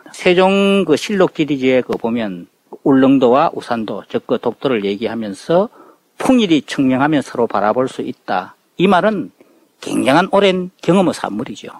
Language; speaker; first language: Korean; native; Korean